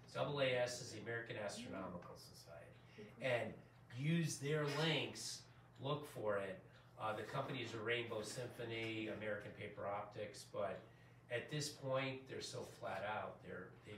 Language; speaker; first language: English; native; English